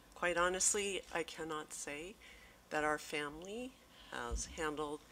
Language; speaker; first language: English; native; English